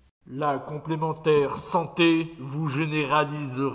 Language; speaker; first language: French; native; French